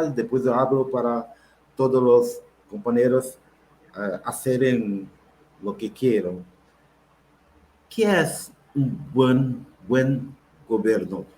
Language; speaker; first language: Spanish; non-native, local second language; Portuguese